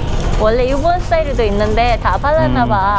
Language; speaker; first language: Korean; non-native, learner; Thai